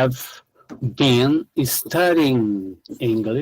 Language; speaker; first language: English; non-native, learner; Portuguese